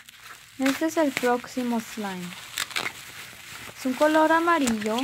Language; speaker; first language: Spanish; early bilingual, heritage; Spanish